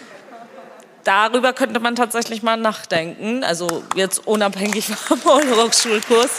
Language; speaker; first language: German; non-native, fluent; Georgian